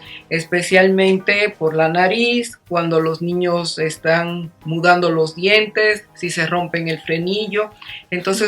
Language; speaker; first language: Spanish; native; Spanish